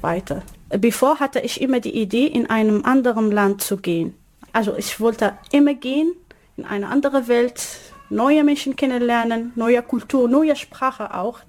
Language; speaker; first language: German; non-native, learner; Arabic